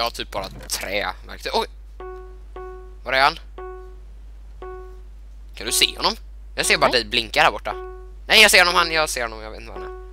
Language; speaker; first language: Swedish; native; Swedish